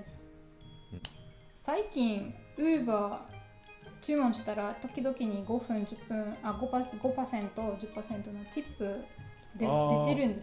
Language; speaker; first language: Japanese; non-native, learner; German